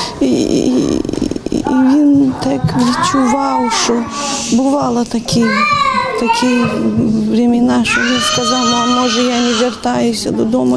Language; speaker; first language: Ukrainian; non-native, local second language; Russian